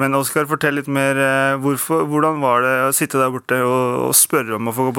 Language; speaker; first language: Norwegian; native; Norwegian